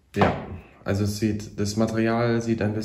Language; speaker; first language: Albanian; non-native, learner; German